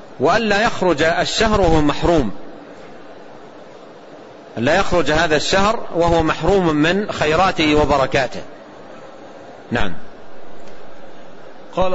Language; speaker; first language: Arabic; native; Arabic